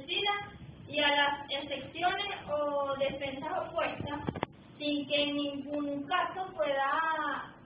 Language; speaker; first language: Spanish; native; Spanish